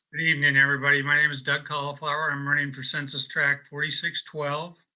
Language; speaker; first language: English; native; English